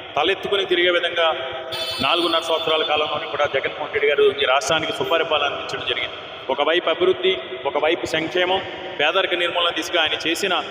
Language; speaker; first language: Telugu; native; Telugu